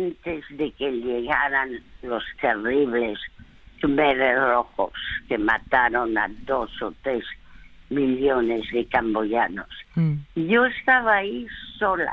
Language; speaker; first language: Spanish; early bilingual, other home language; French